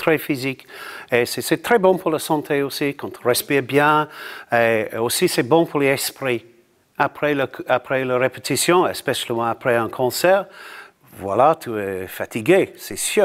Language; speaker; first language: French; non-native, learner; English